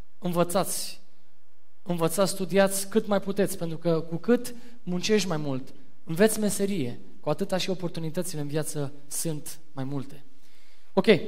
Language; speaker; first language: Romanian; non-native, fluent; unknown